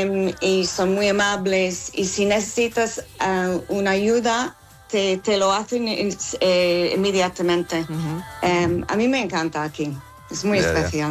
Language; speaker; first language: Spanish; non-native, fluent; English